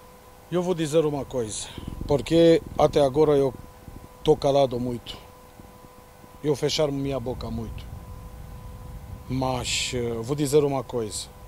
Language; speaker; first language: Portuguese; non-native, learner; Romanian